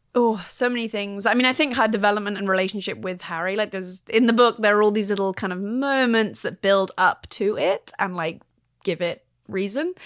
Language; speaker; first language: English; native; English